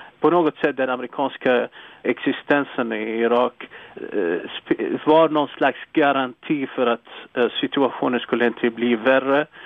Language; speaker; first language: Swedish; non-native, fluent; Arabic